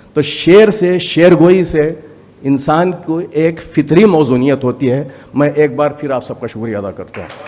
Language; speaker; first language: Urdu; native; Urdu